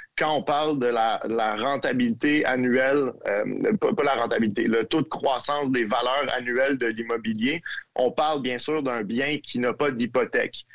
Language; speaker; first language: French; native; French